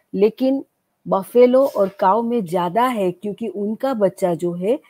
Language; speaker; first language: Hindi; non-native, local second language; Gujarati